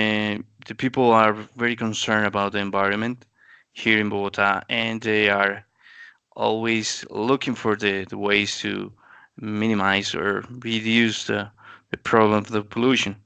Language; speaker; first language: English; non-native, learner; Spanish